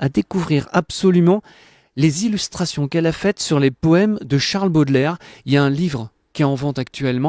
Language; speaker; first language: French; native; French